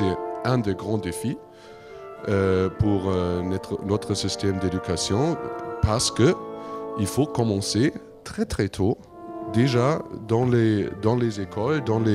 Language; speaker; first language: French; non-native, fluent; German